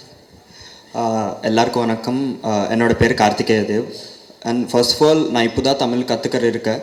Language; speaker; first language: Tamil; non-native, learner; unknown